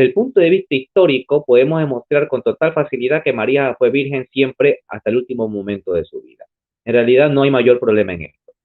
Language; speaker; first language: Spanish; native; Spanish